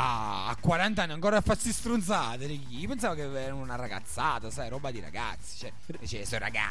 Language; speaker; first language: Italian; native; Italian